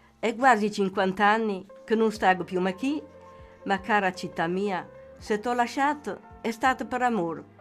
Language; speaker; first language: Italian; native; Italian